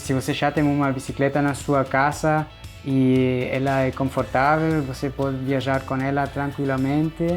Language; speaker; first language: Portuguese; non-native, fluent; German